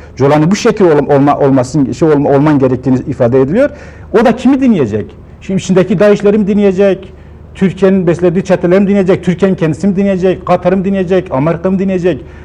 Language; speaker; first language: Turkish; non-native, local second language; Kurdish